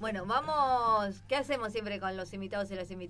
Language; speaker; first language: Spanish; native; Spanish